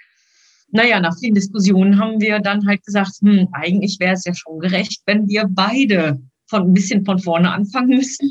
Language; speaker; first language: German; native; German